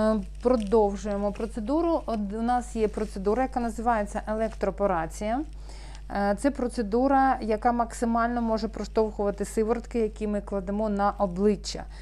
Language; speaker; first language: Ukrainian; non-native, local second language; Russian